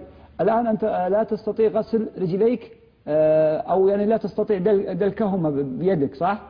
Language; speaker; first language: Arabic; native; Arabic